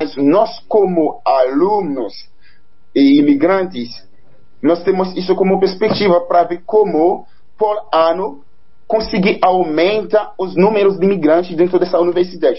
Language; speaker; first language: Portuguese; non-native, fluent; Haitian Creole